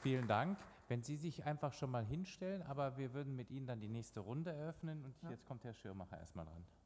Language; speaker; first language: German; native; German